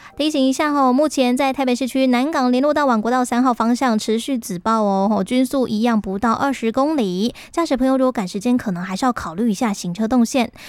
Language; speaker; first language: Chinese; native; Chinese